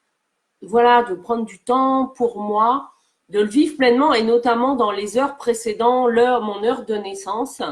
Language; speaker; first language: French; native; French